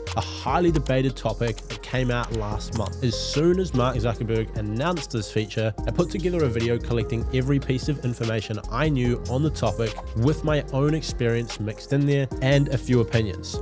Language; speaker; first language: English; native; English